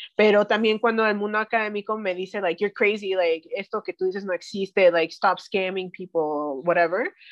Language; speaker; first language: Spanish; early bilingual, heritage; Spanish